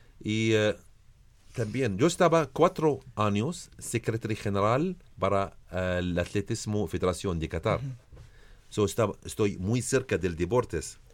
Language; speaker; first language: Spanish; non-native, learner; Arabic